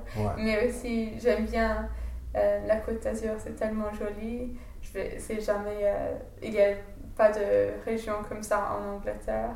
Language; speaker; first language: French; non-native, fluent; English